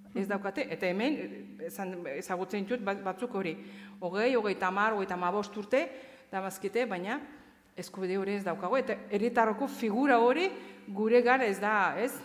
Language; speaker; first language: Basque; non-native, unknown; Azerbaijani